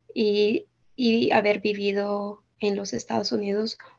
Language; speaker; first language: Spanish; early bilingual, heritage; Spanish